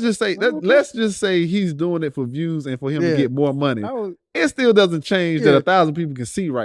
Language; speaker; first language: English; native; English